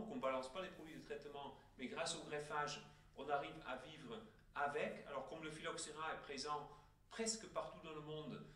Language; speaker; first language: French; native; French